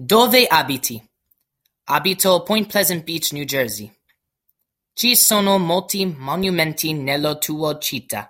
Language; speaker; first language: Italian; non-native, learner; English